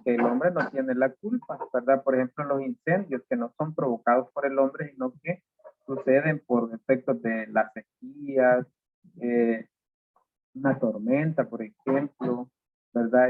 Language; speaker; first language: Spanish; native; Spanish